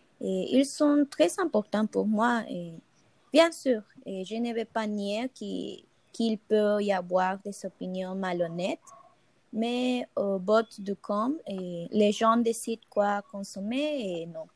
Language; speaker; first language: French; non-native, fluent; Spanish